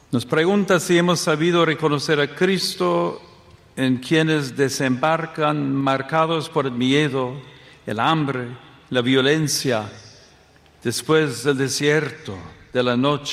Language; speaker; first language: Spanish; non-native, fluent; English